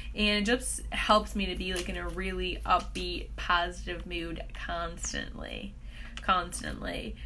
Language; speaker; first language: English; native; English